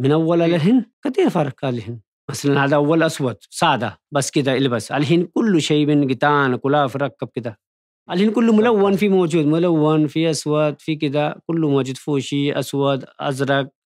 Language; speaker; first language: Arabic; non-native, learner; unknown